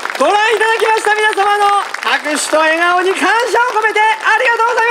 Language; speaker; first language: Japanese; native; Japanese